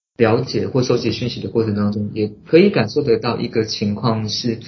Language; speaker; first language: Chinese; native; Chinese